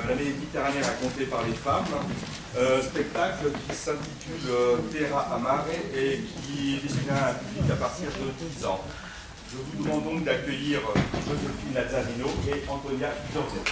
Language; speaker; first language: French; native; French